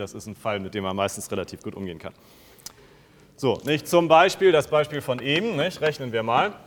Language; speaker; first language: German; native; German